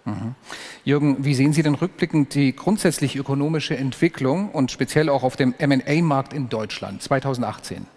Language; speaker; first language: German; native; German